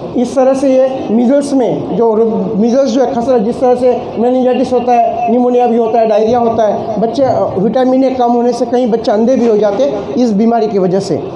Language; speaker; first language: Hindi; non-native, local second language; Marathi